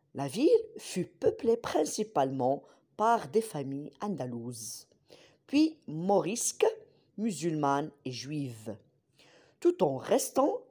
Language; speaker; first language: French; non-native, local second language; Arabic